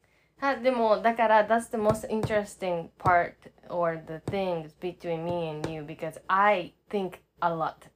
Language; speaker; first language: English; non-native, fluent; Japanese